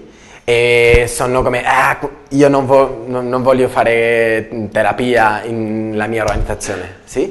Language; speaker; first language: Italian; non-native, learner; Spanish